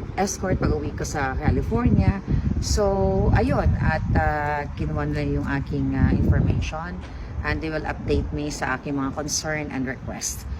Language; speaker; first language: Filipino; non-native, local second language; Cebuano